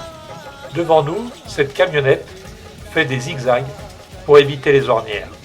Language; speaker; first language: French; native; French